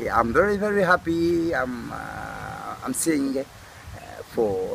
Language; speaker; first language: English; non-native, learner; Morisyen